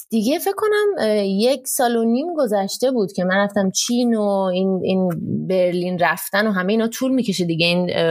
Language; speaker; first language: Persian; early bilingual, heritage; Persian